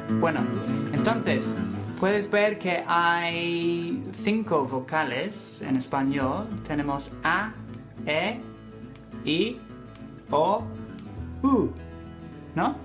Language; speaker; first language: Spanish; non-native, fluent; English